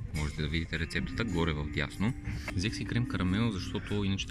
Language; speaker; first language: Bulgarian; native; Bulgarian